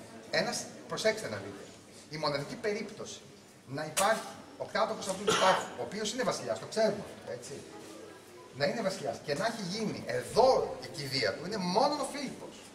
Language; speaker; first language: Greek; native; Greek